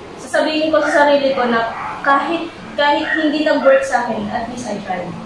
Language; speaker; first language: Filipino; non-native, local second language; Pangasinan